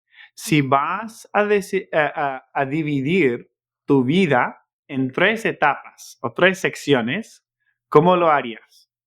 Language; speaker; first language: Spanish; non-native, fluent; English